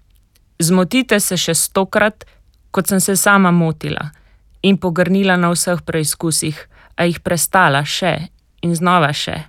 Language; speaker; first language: Slovenian; native; Slovenian